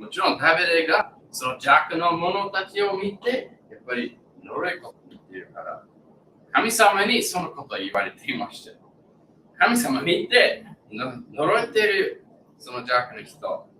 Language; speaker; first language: Japanese; non-native, learner; English